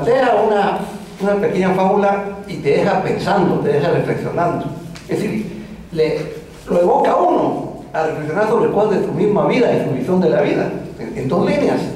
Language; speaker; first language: Spanish; native; Spanish